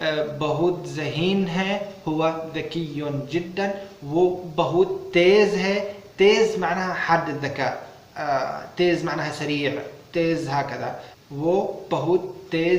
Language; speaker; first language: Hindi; non-native, learner; Arabic